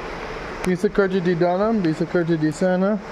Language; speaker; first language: Indonesian; non-native, learner; English